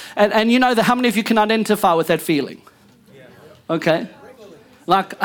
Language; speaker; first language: English; native; English